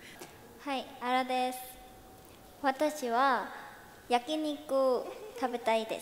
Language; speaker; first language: Japanese; non-native, learner; Korean